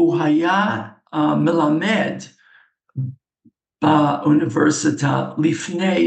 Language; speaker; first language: Hebrew; non-native, fluent; English